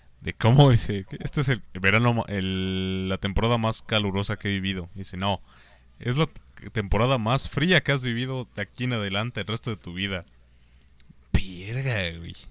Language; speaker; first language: Spanish; native; Spanish